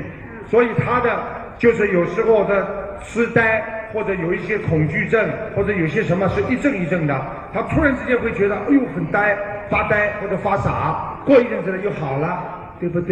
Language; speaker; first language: Chinese; native; Chinese